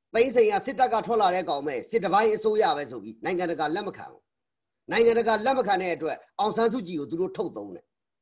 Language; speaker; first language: Burmese; native; Burmese